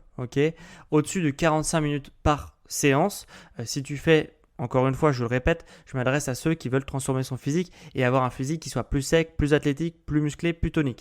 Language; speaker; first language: French; native; French